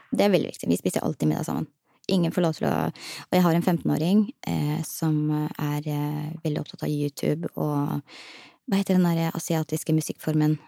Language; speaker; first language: Norwegian; early bilingual, other home language; Somali